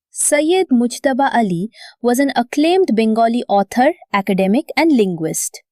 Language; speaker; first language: English; non-native, local second language; Bangla